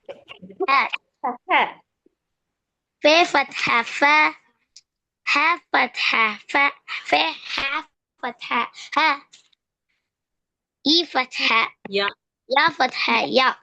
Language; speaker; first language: Arabic; non-native, learner; Tamil